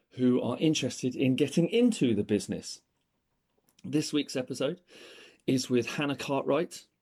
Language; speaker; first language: English; native; English